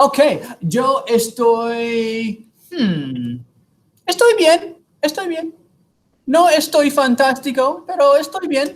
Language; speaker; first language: Spanish; non-native, fluent; English